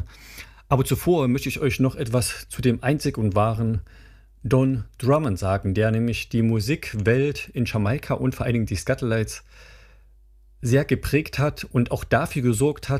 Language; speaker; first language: German; native; German